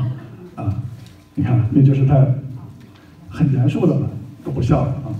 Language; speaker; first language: Chinese; native; Chinese